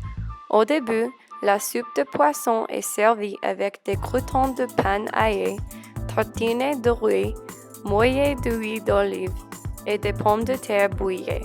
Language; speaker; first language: French; non-native, learner; English